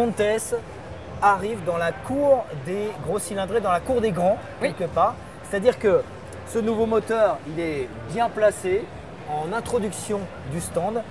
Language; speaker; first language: French; native; French